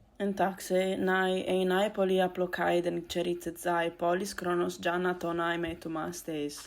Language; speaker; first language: Greek; non-native, learner; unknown